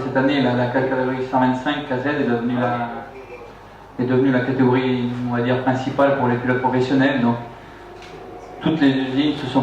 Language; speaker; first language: French; native; French